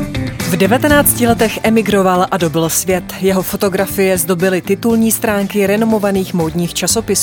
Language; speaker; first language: Czech; native; Czech